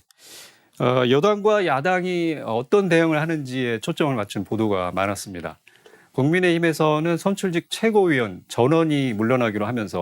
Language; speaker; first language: Korean; native; Korean